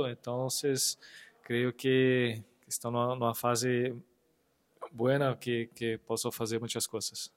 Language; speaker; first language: Spanish; non-native, fluent; Portuguese